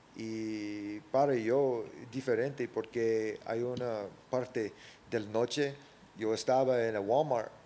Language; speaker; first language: Spanish; early bilingual, other home language; English